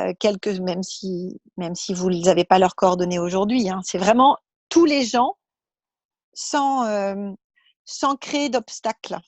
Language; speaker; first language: French; native; French